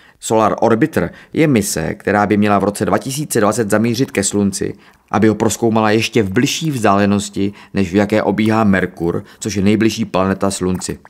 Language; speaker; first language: Czech; native; Czech